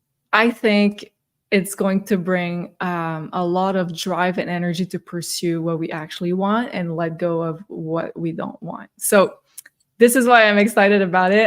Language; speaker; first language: English; non-native, fluent; French